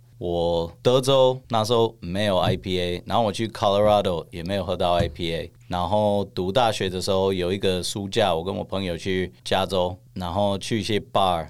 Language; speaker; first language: Chinese; non-native, fluent; English